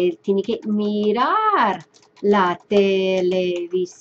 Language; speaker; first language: Spanish; non-native, fluent; English